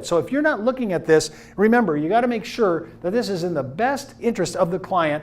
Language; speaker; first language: English; native; English